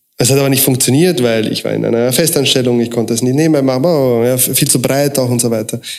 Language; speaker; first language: German; early bilingual, other home language; Croatian